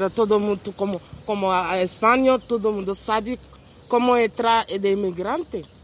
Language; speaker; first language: Spanish; non-native, learner; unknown